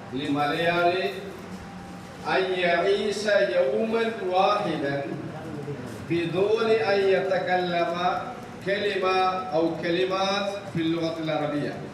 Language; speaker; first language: Arabic; non-native, fluent; Malayalam